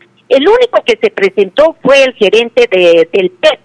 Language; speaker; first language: Spanish; native; Spanish